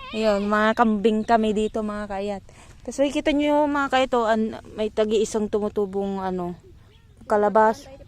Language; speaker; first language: Filipino; non-native, local second language; Iloko